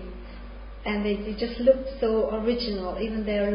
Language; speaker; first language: English; non-native, fluent; Hungarian